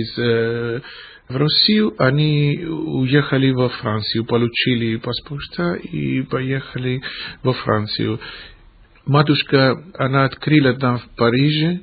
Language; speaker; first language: Russian; non-native, fluent; Greek